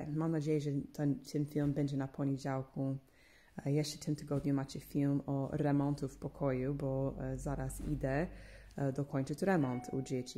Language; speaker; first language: Polish; non-native, fluent; English